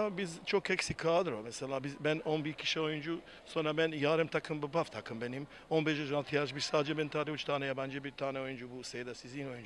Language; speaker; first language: Turkish; non-native, learner; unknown